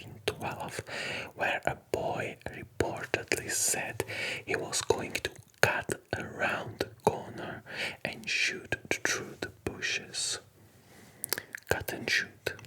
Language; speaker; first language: English; non-native, fluent; Polish